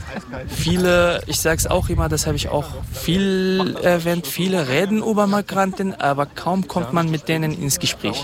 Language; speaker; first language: German; non-native, fluent; Kurdish